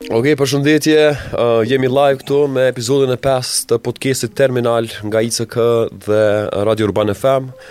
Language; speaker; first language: Albanian; native; Albanian